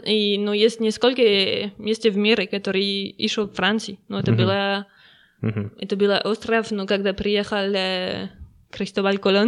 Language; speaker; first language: Russian; non-native, learner; French